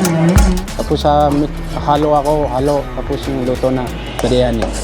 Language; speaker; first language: Filipino; non-native, learner; Punjabi